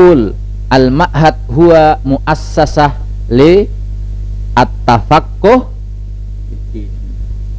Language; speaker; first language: Arabic; non-native, fluent; Indonesian